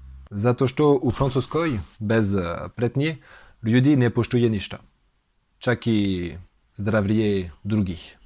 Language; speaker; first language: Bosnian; non-native, learner; French